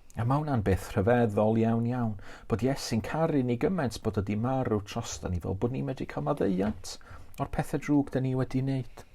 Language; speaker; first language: Welsh; native; Welsh